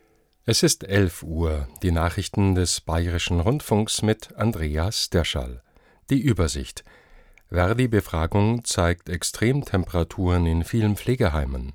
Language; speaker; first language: German; native; German